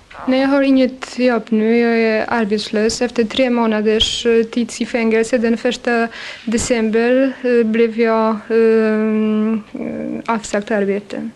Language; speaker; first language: Swedish; non-native, fluent; Polish